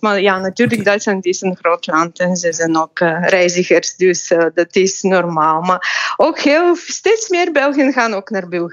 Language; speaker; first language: Dutch; non-native, fluent; Bulgarian